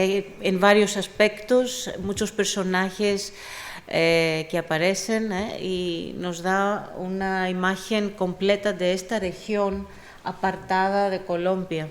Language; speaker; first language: Spanish; non-native, fluent; Greek